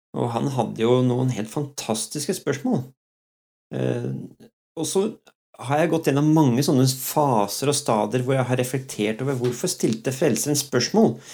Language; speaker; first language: Norwegian; early bilingual, other home language; Dutch